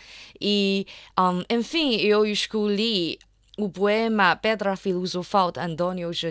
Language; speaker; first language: Portuguese; non-native, fluent; Chinese